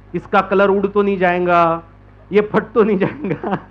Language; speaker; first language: Hindi; non-native, local second language; Marathi